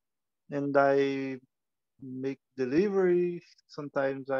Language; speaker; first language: English; non-native, learner; Portuguese